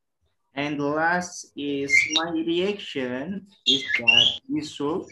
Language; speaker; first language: English; non-native, learner; Indonesian